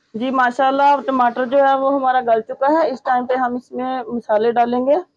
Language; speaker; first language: Urdu; native; Urdu